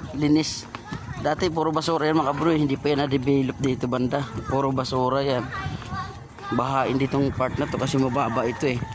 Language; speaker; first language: Filipino; native; Filipino